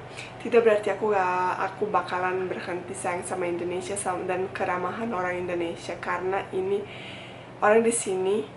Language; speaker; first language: Indonesian; non-native, fluent; Bosnian